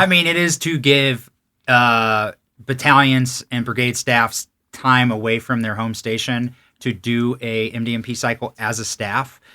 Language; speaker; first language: English; native; English